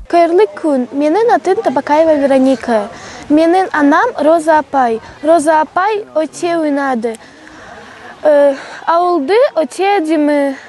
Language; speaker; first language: Kazakh; non-native, learner; Russian